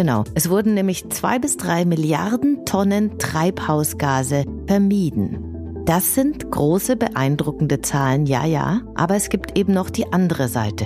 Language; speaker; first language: German; native; German